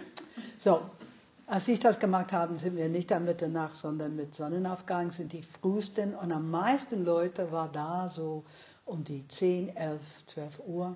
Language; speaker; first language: German; non-native, fluent; English